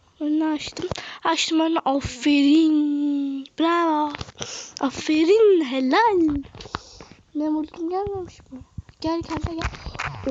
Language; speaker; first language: Turkish; native; Turkish